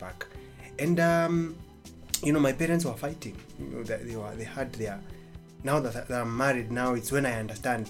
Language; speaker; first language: English; non-native, local second language; Embu